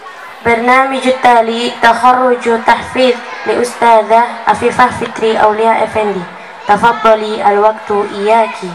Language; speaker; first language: Arabic; non-native, learner; Indonesian